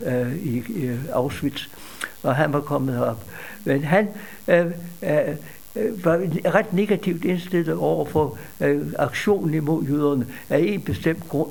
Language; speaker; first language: Danish; native; Danish